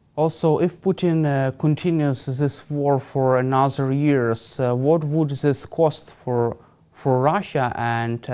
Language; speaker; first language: English; non-native, fluent; Ukrainian